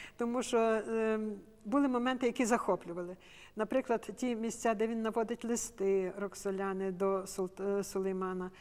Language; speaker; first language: Ukrainian; native; Ukrainian